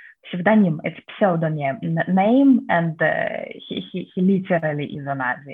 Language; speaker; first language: English; non-native, fluent; Russian